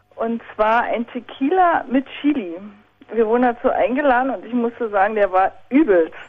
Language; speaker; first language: German; non-native, fluent; Polish